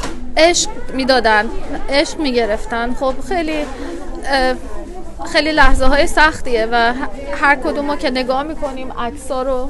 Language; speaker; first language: Persian; native; Persian